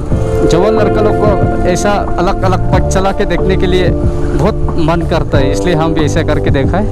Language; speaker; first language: Hindi; non-native, local second language; Mizo